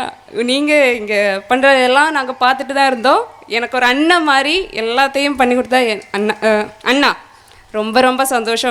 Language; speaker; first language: Tamil; non-native, learner; Malayalam